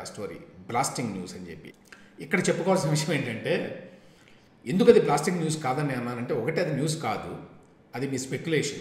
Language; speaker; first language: Telugu; native; Telugu